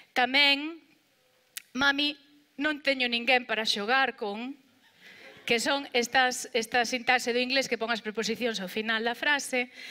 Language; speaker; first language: Galician; non-native, local second language; Spanish